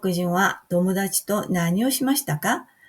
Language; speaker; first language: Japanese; non-native, fluent; Korean